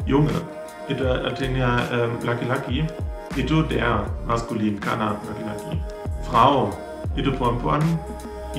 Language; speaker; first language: Indonesian; non-native, fluent; German